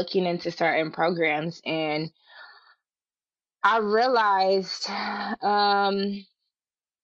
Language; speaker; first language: English; native; English